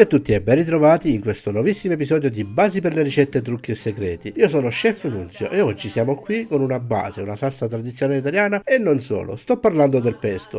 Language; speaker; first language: Italian; native; Italian